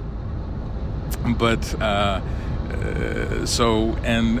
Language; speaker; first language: English; early bilingual, other home language; Lithuanian